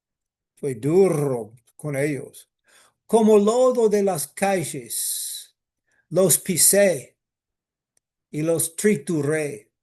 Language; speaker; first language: Spanish; non-native, fluent; English